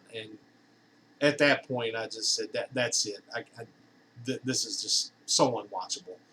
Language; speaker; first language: English; native; English